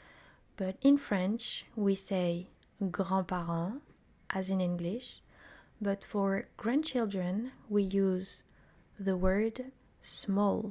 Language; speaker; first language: English; non-native, fluent; French